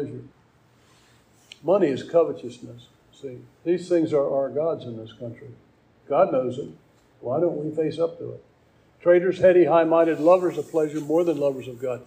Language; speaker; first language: English; native; English